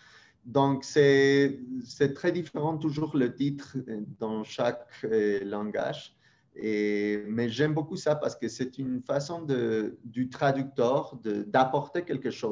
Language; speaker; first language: French; non-native, fluent; Spanish